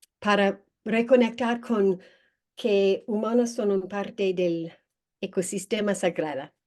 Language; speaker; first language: Spanish; non-native, learner; English